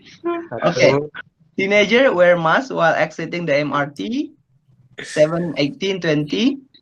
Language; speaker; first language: English; non-native, fluent; Indonesian